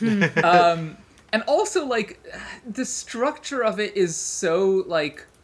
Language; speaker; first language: English; native; English